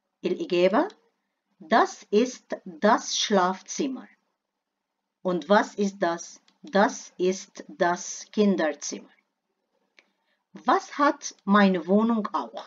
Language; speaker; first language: German; non-native, fluent; Arabic